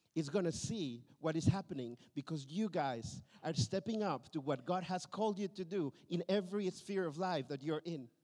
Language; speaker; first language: English; non-native, fluent; Spanish